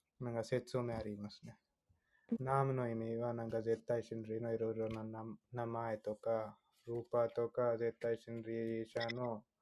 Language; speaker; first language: Japanese; non-native, fluent; Hindi